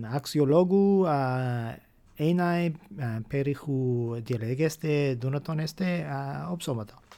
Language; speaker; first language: Greek; non-native, fluent; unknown